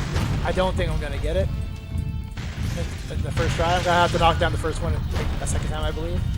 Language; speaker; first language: English; native; English